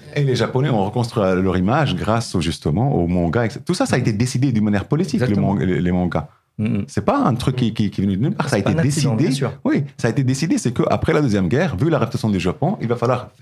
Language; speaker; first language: French; non-native, local second language; Arabic